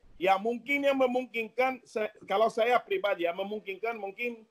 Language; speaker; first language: Indonesian; non-native, fluent; Portuguese